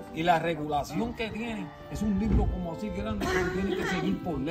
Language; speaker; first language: Spanish; early bilingual, heritage; Spanish